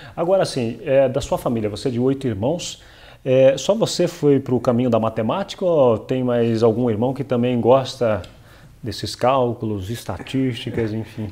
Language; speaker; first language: Portuguese; native; Portuguese